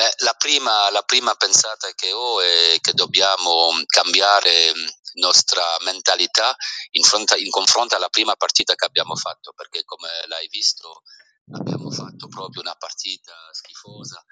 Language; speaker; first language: Italian; early bilingual, heritage; French